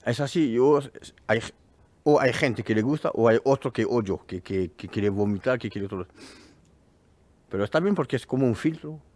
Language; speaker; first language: Spanish; non-native, learner; French